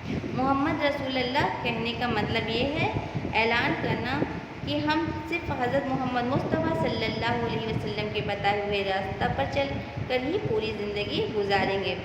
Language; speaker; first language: Urdu; native; Urdu